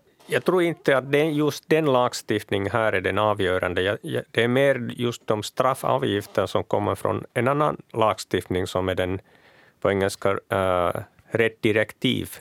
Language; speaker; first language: Swedish; non-native, local second language; Finnish